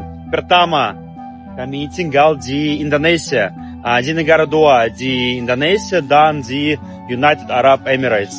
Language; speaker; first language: Indonesian; non-native, learner; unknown